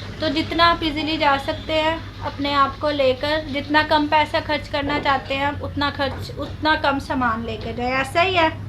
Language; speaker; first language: Urdu; non-native, local second language; Punjabi